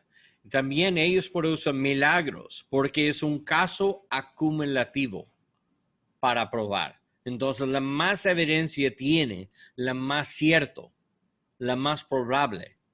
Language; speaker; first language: Spanish; non-native, learner; English